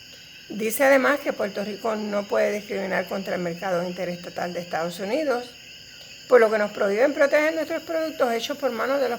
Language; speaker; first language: Spanish; native; Spanish